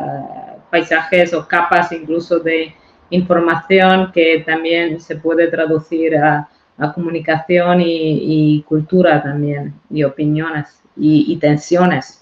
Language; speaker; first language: Spanish; non-native, fluent; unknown